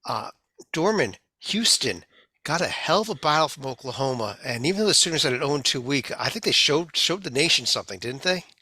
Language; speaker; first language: English; native; English